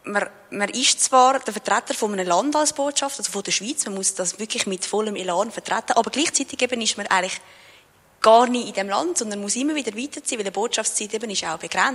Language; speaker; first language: German; native; German